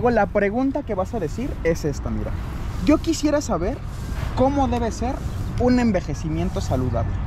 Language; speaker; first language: Spanish; native; Spanish